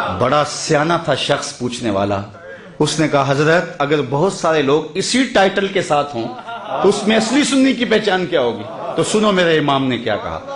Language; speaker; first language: Urdu; non-native, local second language; Punjabi